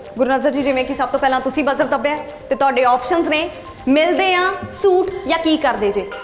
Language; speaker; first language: Punjabi; native; Punjabi